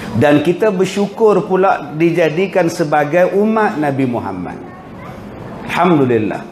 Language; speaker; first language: Malay; native; Malay